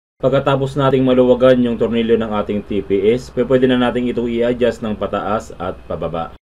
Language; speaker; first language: Filipino; native; Filipino